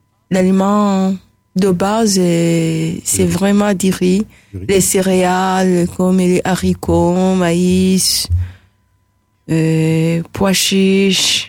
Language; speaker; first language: French; non-native, local second language; Rundi